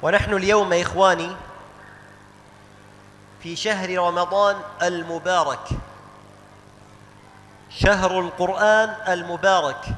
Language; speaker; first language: Arabic; native; Arabic